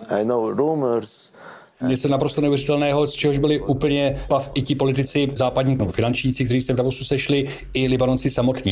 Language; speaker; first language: Czech; native; Czech